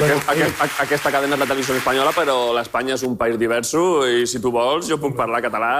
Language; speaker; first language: Catalan; non-native, local second language; Spanish